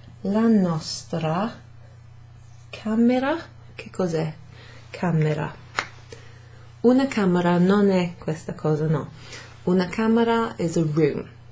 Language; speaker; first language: Italian; non-native, fluent; English